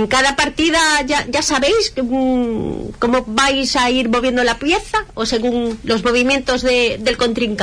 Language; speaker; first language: Spanish; native; Spanish